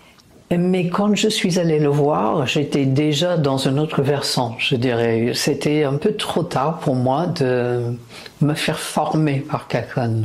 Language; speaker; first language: French; non-native, fluent; English